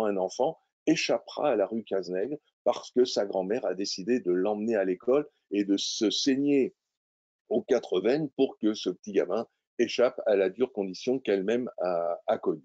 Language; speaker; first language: French; native; French